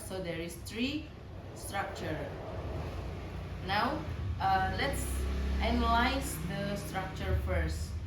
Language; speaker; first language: English; non-native, learner; Indonesian